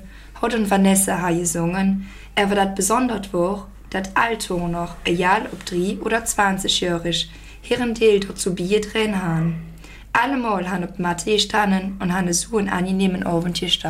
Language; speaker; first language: German; native; German